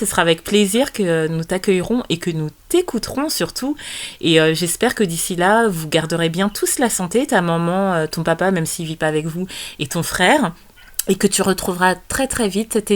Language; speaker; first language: French; native; French